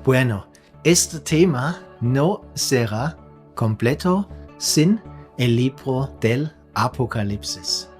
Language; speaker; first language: Spanish; non-native, fluent; German